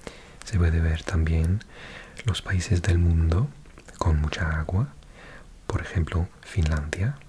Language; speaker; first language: Spanish; non-native, fluent; English